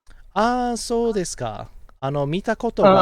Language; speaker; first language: Japanese; non-native, fluent; English